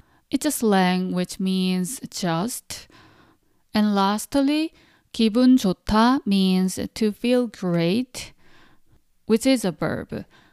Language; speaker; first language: English; non-native, fluent; Korean